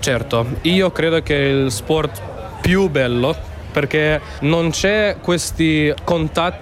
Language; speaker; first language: Italian; non-native, learner; Slovenian